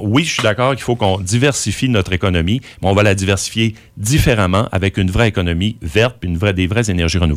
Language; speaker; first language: French; native; French